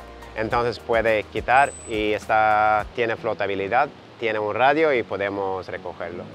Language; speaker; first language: Spanish; non-native, fluent; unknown